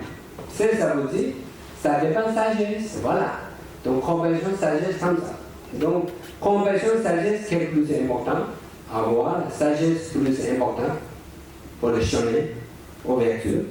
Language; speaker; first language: French; non-native, learner; Tibetan